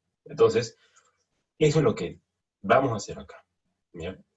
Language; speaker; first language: Spanish; native; Spanish